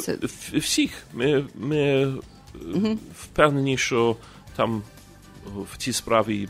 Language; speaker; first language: Ukrainian; early bilingual, heritage; Ukrainian